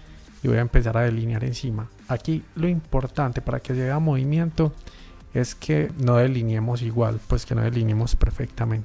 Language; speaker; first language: Spanish; native; Spanish